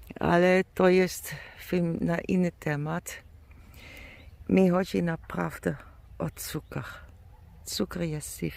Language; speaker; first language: Polish; non-native, learner; German